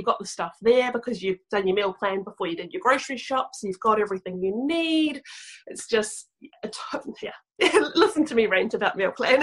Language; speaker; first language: English; native; English